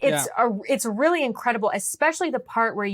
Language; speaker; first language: English; native; English